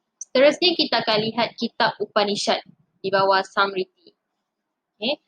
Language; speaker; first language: Malay; non-native, local second language; Tamil